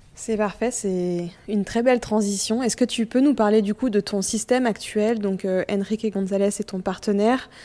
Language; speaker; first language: French; native; French